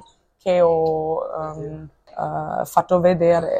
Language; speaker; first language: Italian; non-native, fluent; German